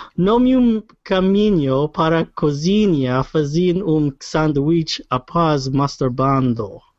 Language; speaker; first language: Portuguese; non-native, learner; English